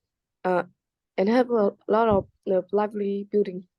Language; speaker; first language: English; non-native, learner; Vietnamese